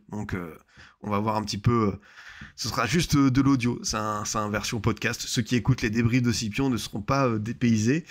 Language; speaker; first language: French; native; French